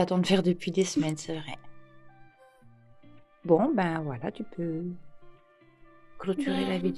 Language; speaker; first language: French; native; French